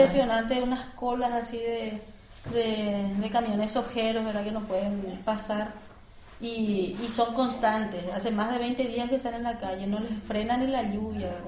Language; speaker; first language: Spanish; native; Spanish